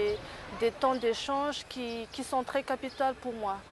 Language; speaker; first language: French; non-native, local second language; Malagasy